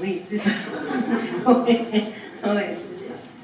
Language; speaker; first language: French; non-native, learner; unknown